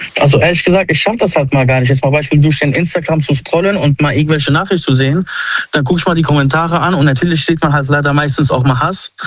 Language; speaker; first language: German; early bilingual, other home language; Arabic